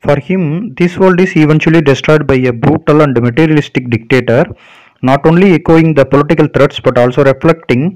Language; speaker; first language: English; non-native, local second language; Tamil